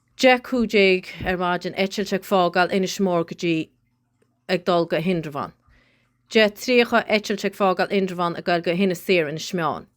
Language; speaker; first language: Irish; native; Irish